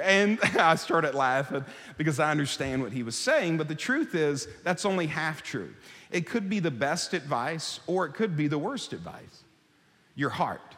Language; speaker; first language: English; native; English